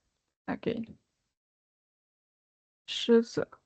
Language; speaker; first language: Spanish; non-native, fluent; Chinese